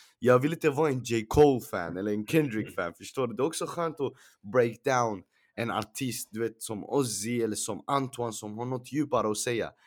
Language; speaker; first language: Swedish; early bilingual, other home language; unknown